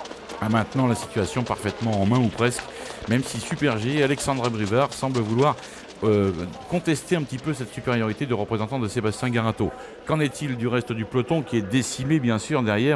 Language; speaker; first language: French; native; French